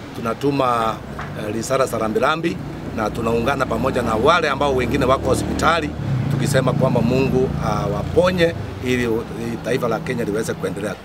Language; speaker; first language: Swahili; non-native, local second language; Gusii